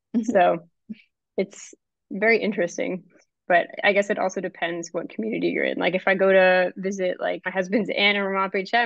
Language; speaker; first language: English; native; English